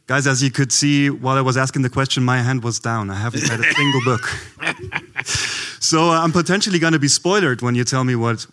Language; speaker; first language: English; non-native, fluent; German